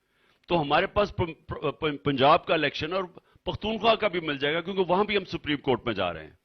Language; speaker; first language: Urdu; native; Urdu